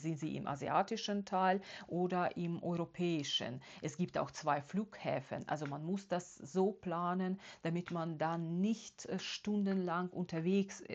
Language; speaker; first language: German; non-native, fluent; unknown